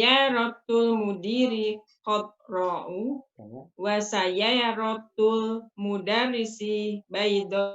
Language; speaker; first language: Arabic; non-native, learner; Indonesian